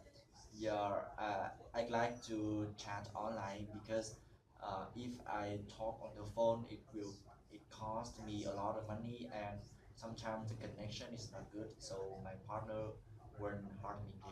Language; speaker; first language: English; non-native, learner; Vietnamese